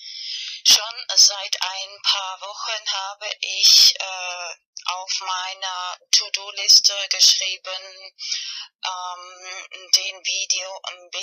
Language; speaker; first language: German; non-native, fluent; Spanish